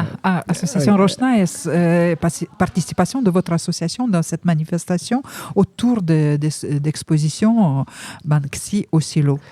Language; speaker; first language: French; native; French